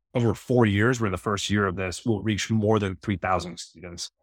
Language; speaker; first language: English; native; English